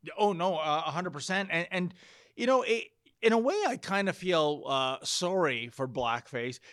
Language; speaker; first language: English; native; English